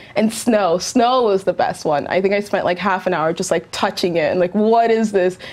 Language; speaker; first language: English; early bilingual, other home language; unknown